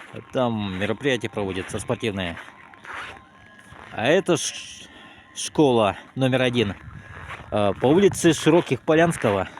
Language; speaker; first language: Russian; native; Russian